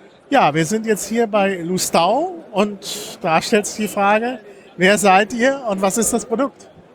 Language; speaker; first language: German; native; German